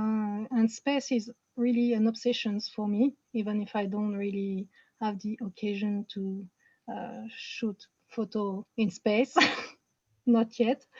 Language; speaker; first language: English; non-native, fluent; French